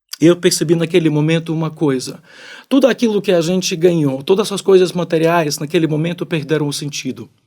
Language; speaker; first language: Portuguese; non-native, fluent; Ukrainian